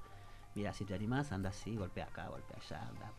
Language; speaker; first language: Spanish; native; Spanish